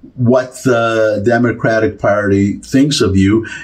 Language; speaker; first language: English; native; English